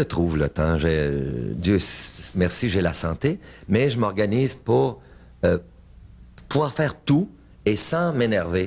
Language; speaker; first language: French; native; French